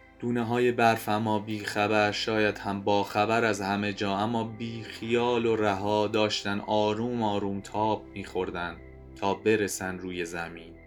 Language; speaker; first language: Persian; native; Persian